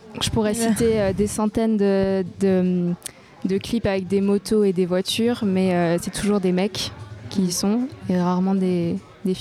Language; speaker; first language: French; non-native, fluent; Greek